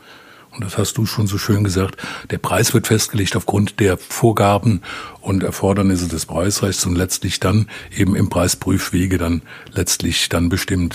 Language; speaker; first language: German; native; German